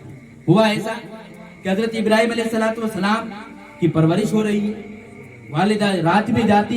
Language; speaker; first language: Urdu; native; Urdu